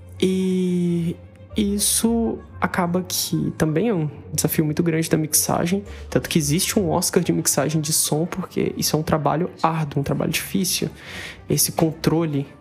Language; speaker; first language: Portuguese; native; Portuguese